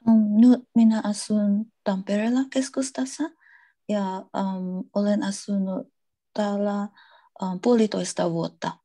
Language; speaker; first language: Finnish; non-native, learner; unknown